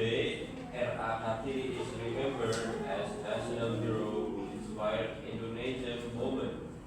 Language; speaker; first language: English; non-native, learner; Indonesian